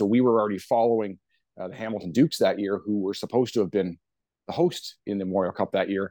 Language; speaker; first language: English; native; English